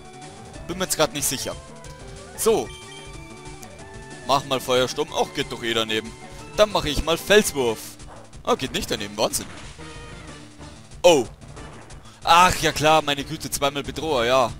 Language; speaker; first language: German; native; German